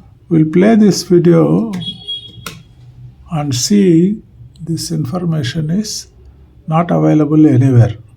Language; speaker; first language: English; non-native, local second language; Tamil